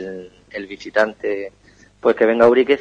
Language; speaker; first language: Spanish; native; Spanish